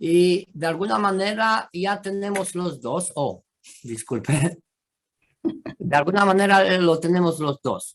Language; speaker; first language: Spanish; non-native, fluent; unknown